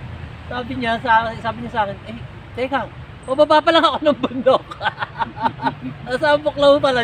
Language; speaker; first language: Filipino; native; Filipino